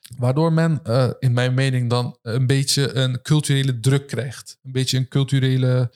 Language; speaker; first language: Dutch; early bilingual, other home language; Turkish